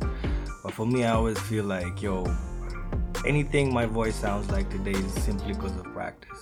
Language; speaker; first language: English; non-native, local second language; Swahili